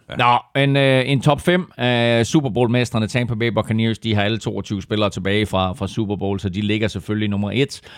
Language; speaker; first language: Danish; native; Danish